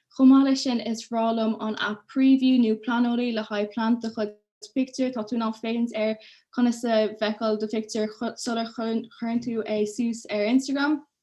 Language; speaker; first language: Irish; native; Irish